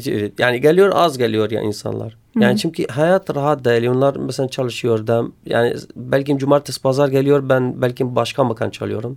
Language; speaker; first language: Turkish; non-native, learner; Kurdish